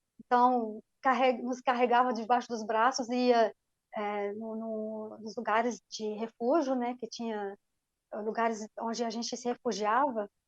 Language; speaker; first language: Portuguese; non-native, fluent; Arabic